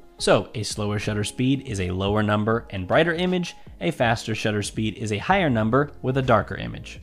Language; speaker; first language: English; native; English